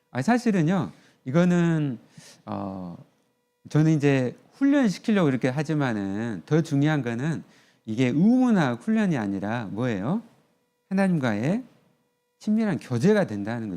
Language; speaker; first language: Korean; native; Korean